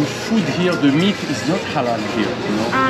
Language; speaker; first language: English; non-native, learner; French